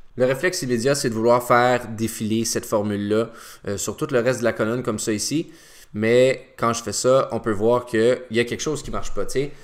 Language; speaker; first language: French; native; French